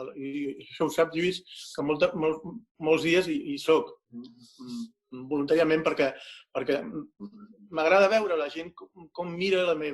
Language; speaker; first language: Catalan; non-native, local second language; Spanish